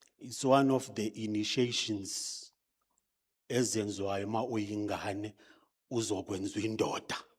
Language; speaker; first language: Zulu; non-native, local second language; Xhosa